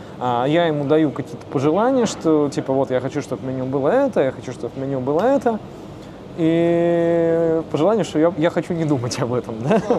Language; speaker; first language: Russian; native; Russian